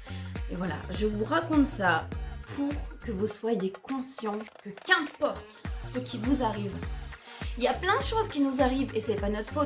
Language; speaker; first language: French; native; French